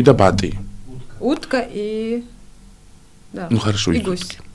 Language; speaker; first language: Russian; non-native, fluent; Georgian